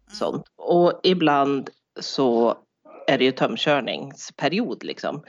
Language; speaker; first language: Swedish; native; Swedish